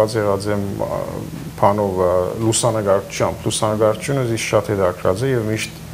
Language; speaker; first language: Armenian; native; Armenian